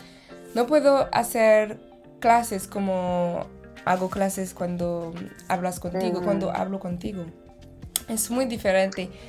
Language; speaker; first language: Spanish; non-native, learner; French